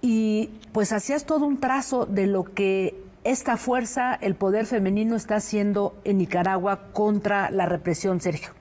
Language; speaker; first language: Spanish; native; Spanish